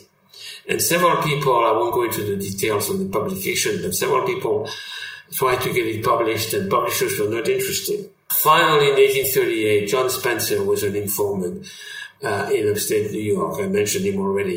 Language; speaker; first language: English; non-native, fluent; French